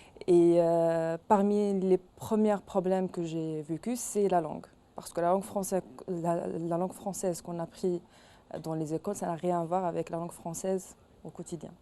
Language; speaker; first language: French; non-native, local second language; Arabic